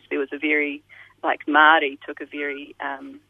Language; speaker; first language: English; native; English